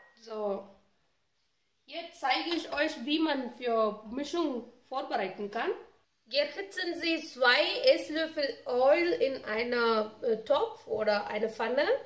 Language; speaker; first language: German; non-native, learner; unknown